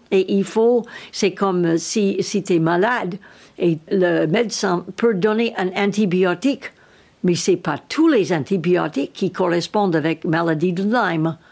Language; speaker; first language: French; non-native, learner; English